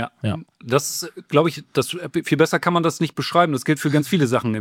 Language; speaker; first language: German; native; German